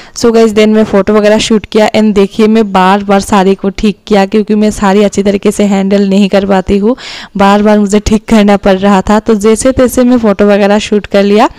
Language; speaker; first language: Hindi; non-native, local second language; Assamese